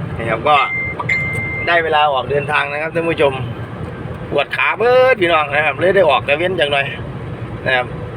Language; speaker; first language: Thai; non-native, local second language; Northeastern Thai